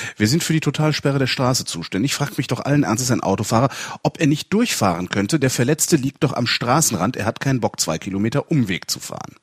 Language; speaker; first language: German; native; German